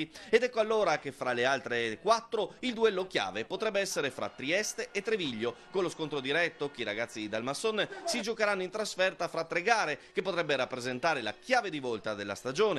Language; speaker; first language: Italian; native; Italian